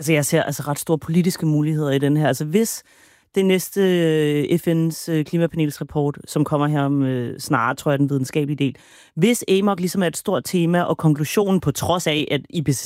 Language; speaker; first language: Danish; native; Danish